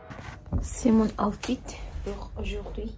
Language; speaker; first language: French; non-native, learner; Spanish